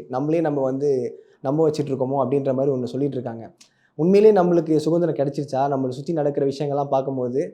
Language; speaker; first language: Tamil; native; Tamil